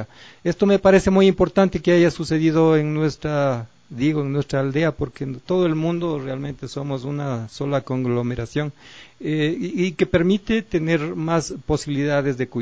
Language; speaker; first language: Spanish; native; Spanish